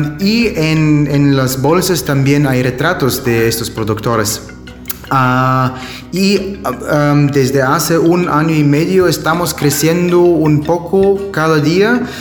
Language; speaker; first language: Spanish; non-native, learner; German